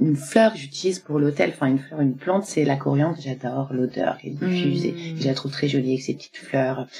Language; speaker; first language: French; native; French